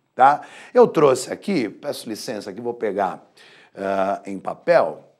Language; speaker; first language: Portuguese; native; Portuguese